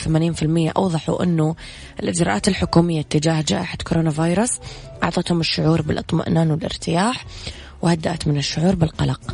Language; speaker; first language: Arabic; native; Arabic